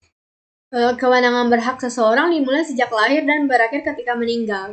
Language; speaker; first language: Indonesian; native; Indonesian